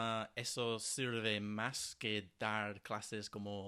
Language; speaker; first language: Spanish; non-native, fluent; English